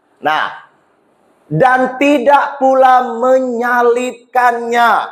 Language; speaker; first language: Malay; non-native, local second language; Iban